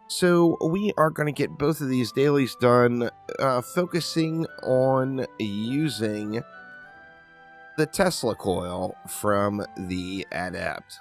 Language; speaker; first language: English; native; English